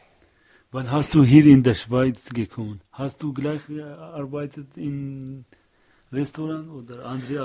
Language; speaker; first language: German; non-native, learner; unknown